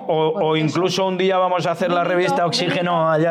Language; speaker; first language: Spanish; native; Spanish